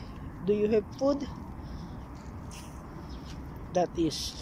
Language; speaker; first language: English; non-native, local second language; Filipino